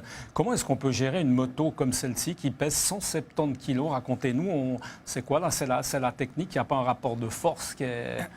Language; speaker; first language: French; native; French